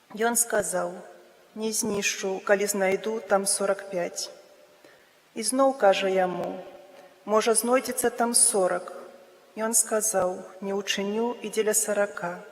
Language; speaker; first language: Belarusian; native; Belarusian